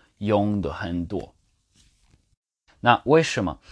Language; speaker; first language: Chinese; non-native, learner; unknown